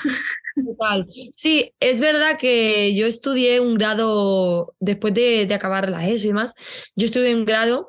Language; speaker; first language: Spanish; native; Spanish